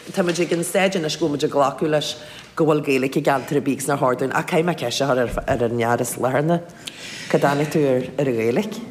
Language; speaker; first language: Irish; native; Irish